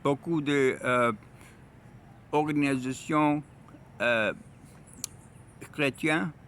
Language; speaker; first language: French; non-native, learner; Arabic